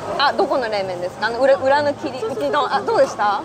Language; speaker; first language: Japanese; native; Japanese